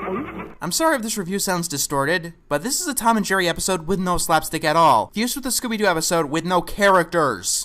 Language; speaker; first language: English; native; English